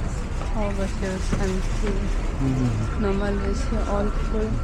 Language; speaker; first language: English; non-native, learner; German